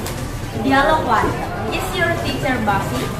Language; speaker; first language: English; non-native, learner; Indonesian